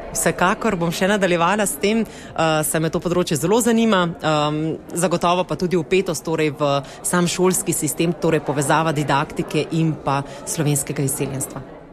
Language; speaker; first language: Slovenian; native; Slovenian